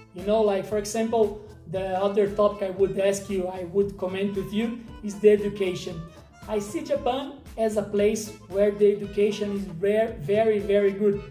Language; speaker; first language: English; non-native, fluent; Portuguese